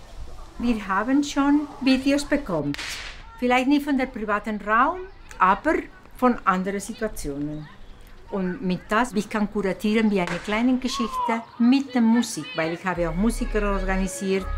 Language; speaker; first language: German; non-native, learner; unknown